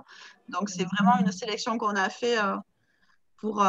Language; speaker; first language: French; native; French